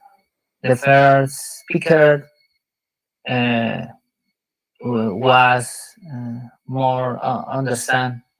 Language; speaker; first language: English; non-native, learner; Spanish